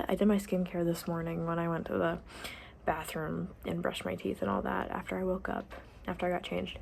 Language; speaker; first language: English; native; English